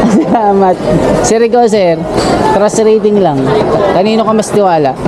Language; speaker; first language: Filipino; native; Filipino